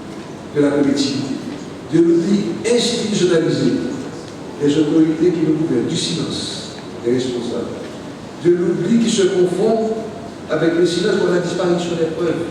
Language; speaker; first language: French; non-native, local second language; Haitian Creole